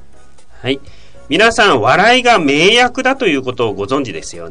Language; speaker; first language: Japanese; native; Japanese